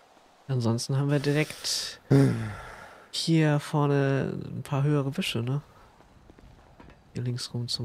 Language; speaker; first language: German; native; German